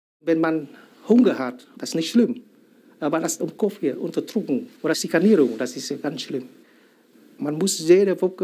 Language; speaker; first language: German; non-native, learner; Vietnamese